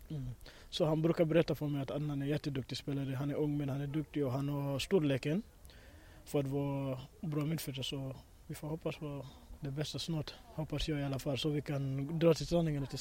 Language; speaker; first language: Swedish; early bilingual, other home language; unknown